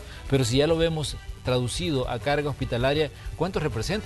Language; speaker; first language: Spanish; native; Spanish